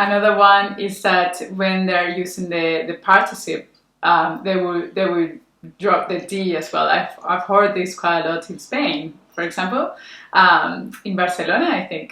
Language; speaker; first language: English; non-native, fluent; Spanish